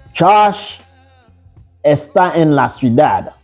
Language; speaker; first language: Spanish; non-native, fluent; Haitian Creole